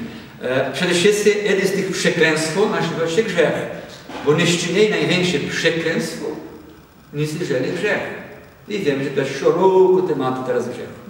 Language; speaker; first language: Polish; non-native, learner; Portuguese